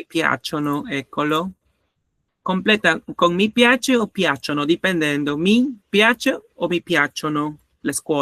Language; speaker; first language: Italian; non-native, learner; Spanish